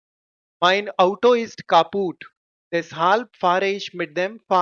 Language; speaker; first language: German; non-native, fluent; Hindi